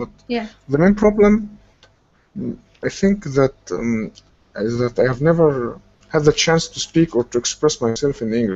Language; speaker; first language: English; non-native, fluent; Arabic